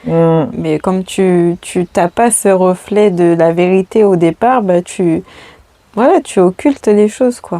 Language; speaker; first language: French; native; French